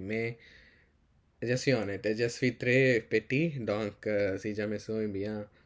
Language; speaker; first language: French; non-native, learner; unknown